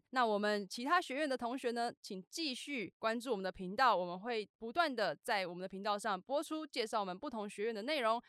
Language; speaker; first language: Chinese; native; Chinese